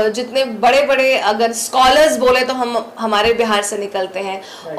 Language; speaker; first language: Hindi; native; Hindi